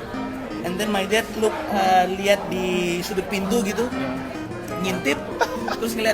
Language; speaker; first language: Indonesian; non-native, local second language; Achinese